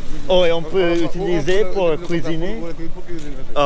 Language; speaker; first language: French; non-native, fluent; English